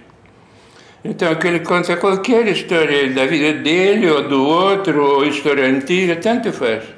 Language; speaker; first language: Portuguese; non-native, fluent; Lithuanian